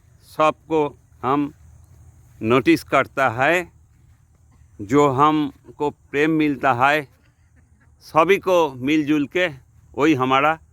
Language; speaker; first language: Hindi; non-native, local second language; Bangla